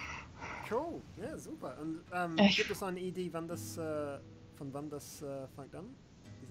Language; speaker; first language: German; non-native, learner; English